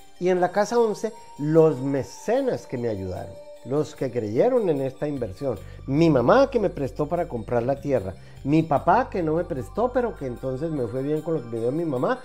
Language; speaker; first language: Spanish; native; Spanish